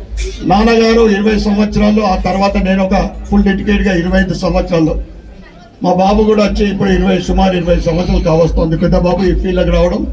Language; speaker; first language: Telugu; native; Telugu